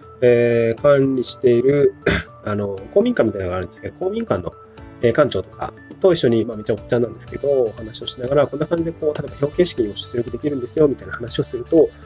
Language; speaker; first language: Japanese; native; Japanese